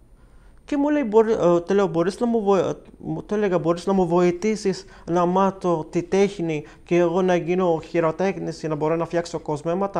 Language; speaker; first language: Greek; non-native, learner; Arabic